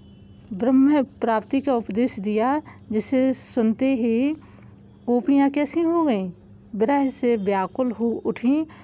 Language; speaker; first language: Hindi; native; Hindi